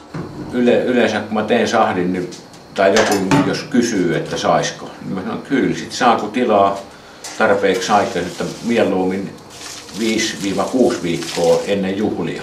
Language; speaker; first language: Finnish; native; Finnish